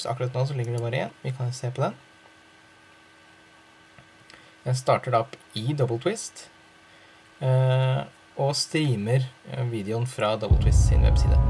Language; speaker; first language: Norwegian; native; Norwegian